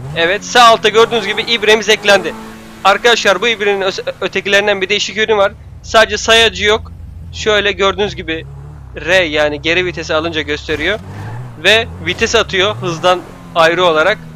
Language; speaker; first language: Turkish; native; Turkish